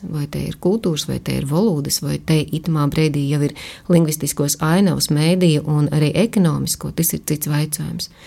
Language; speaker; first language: Latvian; native; Latvian